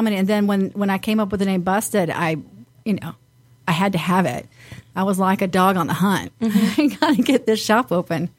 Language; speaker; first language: English; native; English